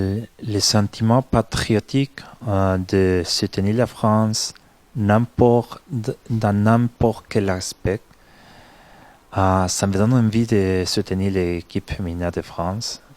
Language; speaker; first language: French; non-native, fluent; Spanish